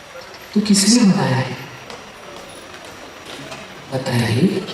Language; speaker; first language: Hindi; native; Hindi